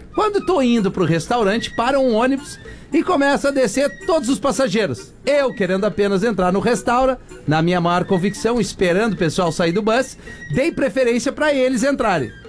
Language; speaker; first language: Portuguese; native; Portuguese